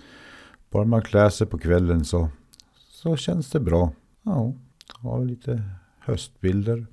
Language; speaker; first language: Swedish; native; Swedish